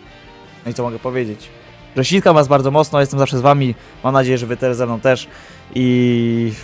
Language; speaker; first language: Polish; native; Polish